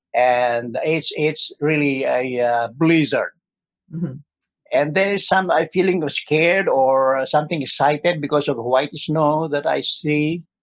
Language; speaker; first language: English; non-native, local second language; Filipino